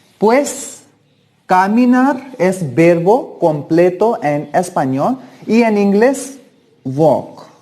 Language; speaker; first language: Spanish; non-native, learner; Hindi